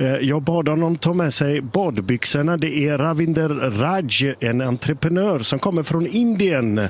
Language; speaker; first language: Swedish; native; Swedish